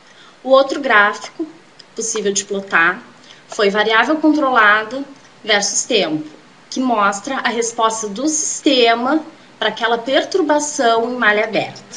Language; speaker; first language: Portuguese; native; Portuguese